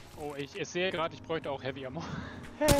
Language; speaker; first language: German; native; German